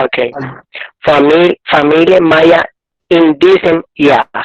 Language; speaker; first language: German; non-native, learner; Spanish